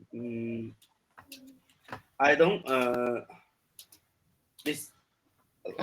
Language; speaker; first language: English; non-native, learner; Chinese